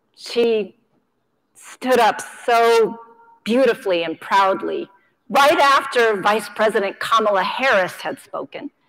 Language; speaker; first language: English; native; English